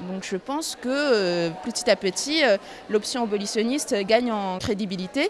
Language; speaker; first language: French; non-native, local second language; Arabic